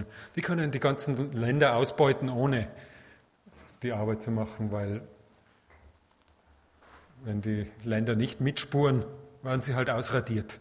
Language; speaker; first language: German; native; German